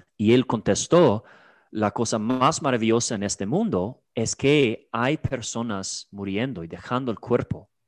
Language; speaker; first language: Spanish; non-native, fluent; English